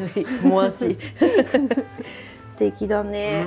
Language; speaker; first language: French; non-native, learner; Japanese